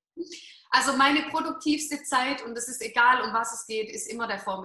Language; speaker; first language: German; native; German